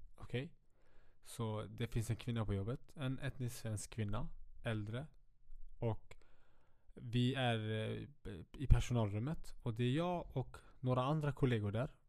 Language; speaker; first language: Swedish; early bilingual, other home language; Kurdish